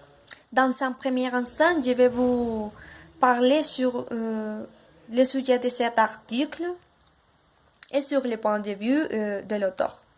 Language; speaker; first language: French; non-native, learner; Spanish